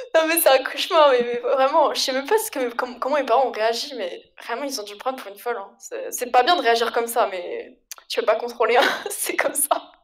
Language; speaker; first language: French; native; French